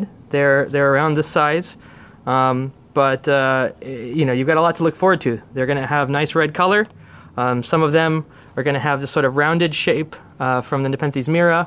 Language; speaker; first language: English; native; English